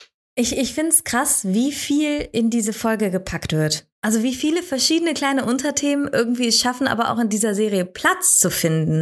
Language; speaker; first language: German; native; German